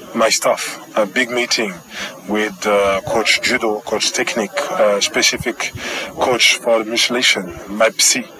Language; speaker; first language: English; non-native, learner; French